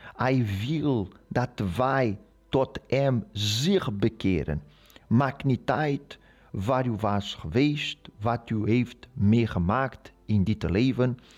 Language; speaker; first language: Dutch; non-native, learner; Portuguese